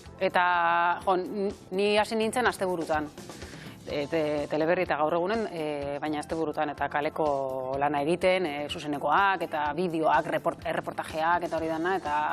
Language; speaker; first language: Basque; non-native, local second language; Spanish